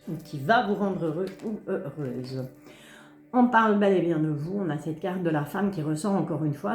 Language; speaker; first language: French; native; French